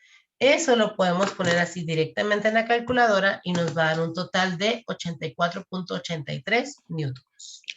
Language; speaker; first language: Spanish; native; Spanish